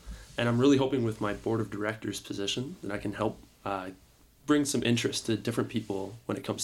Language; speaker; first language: English; native; English